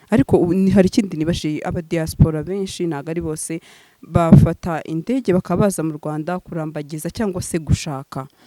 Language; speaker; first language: Kinyarwanda; native; Kinyarwanda